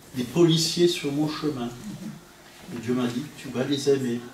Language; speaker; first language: French; non-native, fluent; Italian